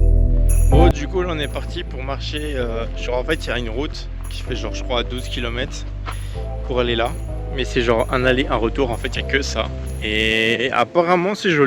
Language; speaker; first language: French; native; French